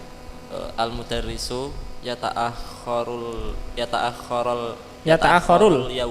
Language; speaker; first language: Arabic; non-native, learner; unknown